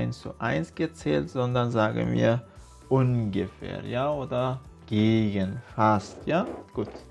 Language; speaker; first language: German; non-native, fluent; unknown